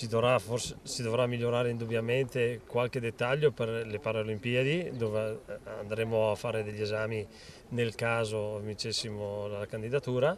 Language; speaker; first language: Italian; native; Italian